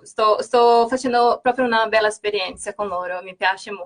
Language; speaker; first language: Italian; non-native, fluent; Portuguese